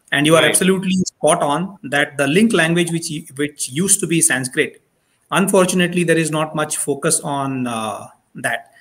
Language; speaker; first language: English; non-native, local second language; Odia